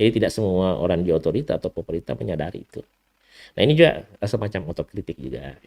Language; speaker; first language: Indonesian; native; Indonesian